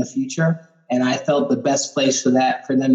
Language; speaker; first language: English; native; English